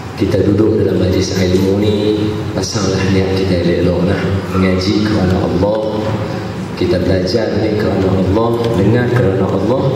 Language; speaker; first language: Malay; native; Malay